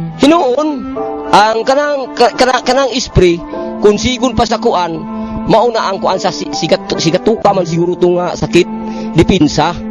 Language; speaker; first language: Cebuano; non-native, local second language; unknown